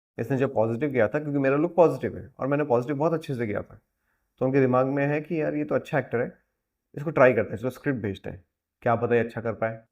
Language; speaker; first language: Hindi; native; Hindi